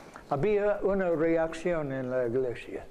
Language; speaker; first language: Spanish; non-native, fluent; English